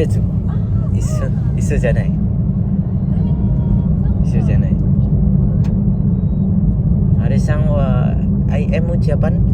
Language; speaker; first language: Japanese; non-native, learner; Indonesian